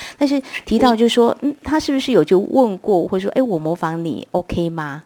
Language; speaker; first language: Chinese; non-native, local second language; Min Nan Chinese